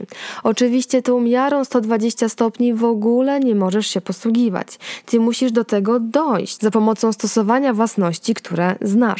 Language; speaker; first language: Polish; native; Polish